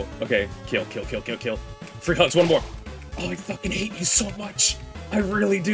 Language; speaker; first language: English; native; English